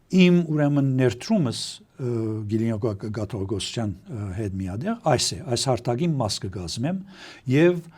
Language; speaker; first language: Armenian; early bilingual, heritage; Armenian